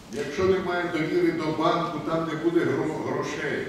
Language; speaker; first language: Ukrainian; non-native, local second language; Russian